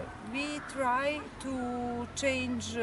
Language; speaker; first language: English; non-native, learner; Serbian